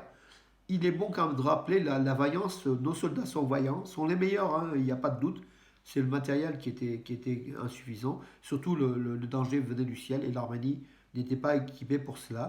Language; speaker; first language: French; native; French